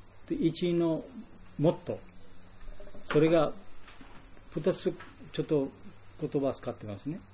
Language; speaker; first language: Japanese; non-native, learner; Bangla